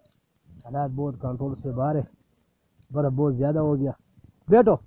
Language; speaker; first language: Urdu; non-native, local second language; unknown